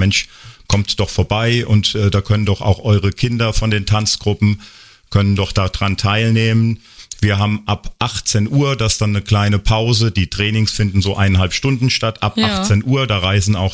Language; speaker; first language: German; native; German